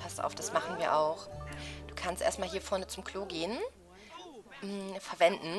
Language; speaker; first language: German; native; German